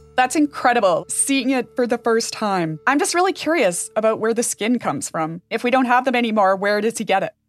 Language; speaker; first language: English; native; English